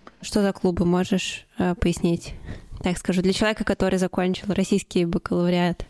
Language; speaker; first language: Russian; native; Russian